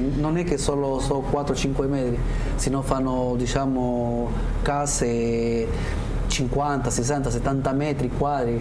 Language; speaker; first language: Italian; non-native, learner; Spanish